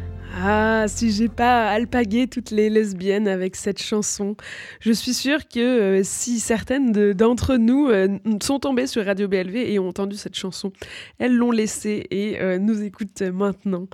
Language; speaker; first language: French; native; French